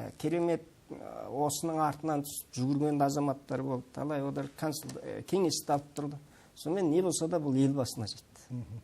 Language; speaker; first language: Kazakh; early bilingual, heritage; Kazakh